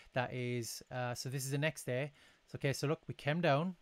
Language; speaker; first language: English; native; English